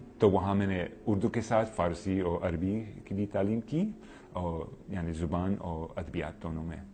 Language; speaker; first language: Urdu; non-native, fluent; English